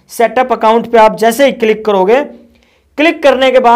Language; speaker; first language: Hindi; native; Hindi